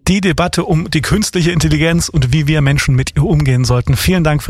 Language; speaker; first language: German; native; German